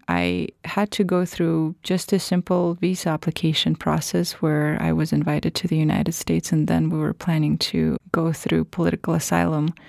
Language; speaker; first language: English; non-native, fluent; Russian